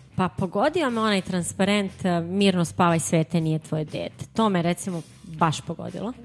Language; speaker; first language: Serbian; native; Serbian